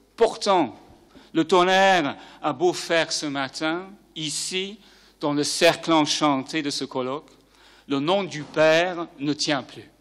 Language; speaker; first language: French; native; French